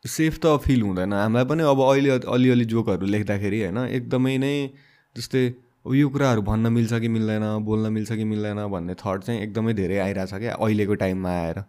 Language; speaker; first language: Nepali; non-native, local second language; Bhojpuri